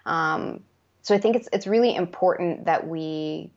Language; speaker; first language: English; native; English